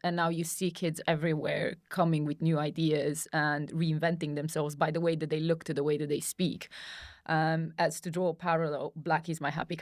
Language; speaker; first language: English; non-native, fluent; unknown